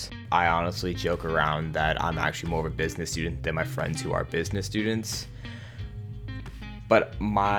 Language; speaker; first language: English; native; English